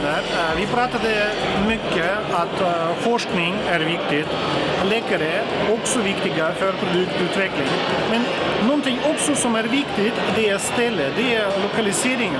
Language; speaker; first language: Swedish; non-native, fluent; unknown